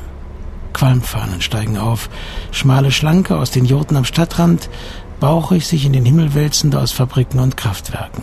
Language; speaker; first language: German; native; German